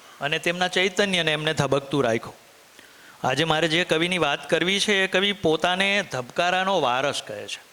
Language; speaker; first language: Gujarati; native; Gujarati